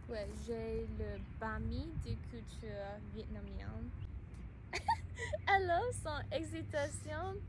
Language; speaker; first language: French; non-native, learner; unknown